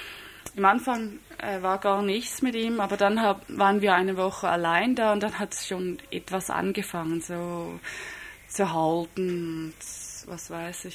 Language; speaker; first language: German; non-native, fluent; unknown